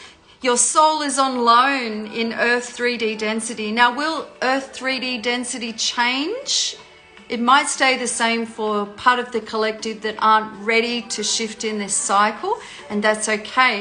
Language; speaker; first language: English; native; English